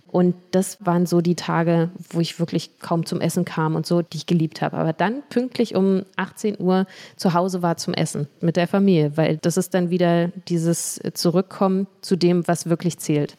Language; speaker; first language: German; native; German